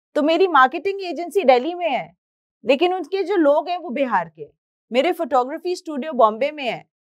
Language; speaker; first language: Hindi; native; Hindi